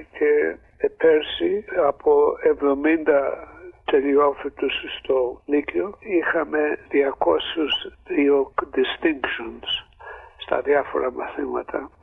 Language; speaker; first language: Greek; early bilingual, other home language; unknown